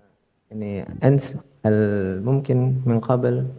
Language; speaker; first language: Arabic; non-native, learner; Indonesian